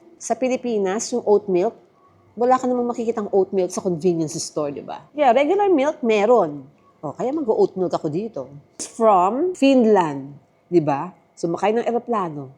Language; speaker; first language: Filipino; native; Filipino